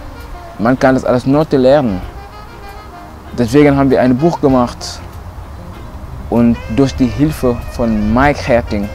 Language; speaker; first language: German; non-native, local second language; Wolof